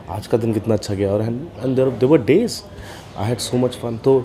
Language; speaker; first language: Hindi; native; Hindi